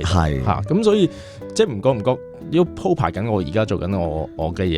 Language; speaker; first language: Cantonese; native; Cantonese